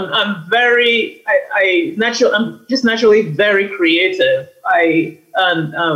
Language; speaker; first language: English; native; English